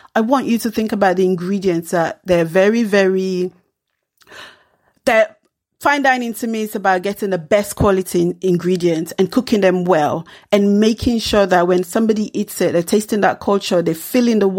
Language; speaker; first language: English; non-native, local second language; Krio